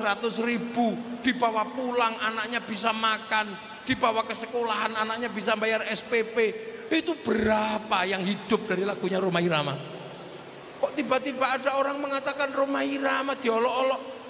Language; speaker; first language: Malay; non-native, local second language; Javanese